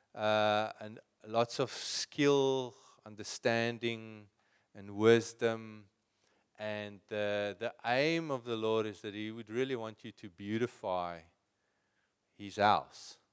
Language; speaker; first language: English; non-native, local second language; Afrikaans